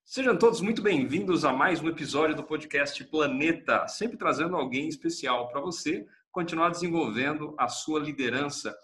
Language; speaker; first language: Portuguese; native; Portuguese